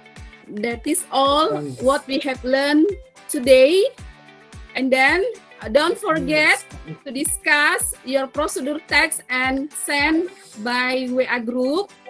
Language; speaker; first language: English; non-native, learner; Indonesian